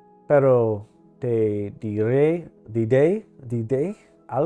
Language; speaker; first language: Spanish; non-native, learner; English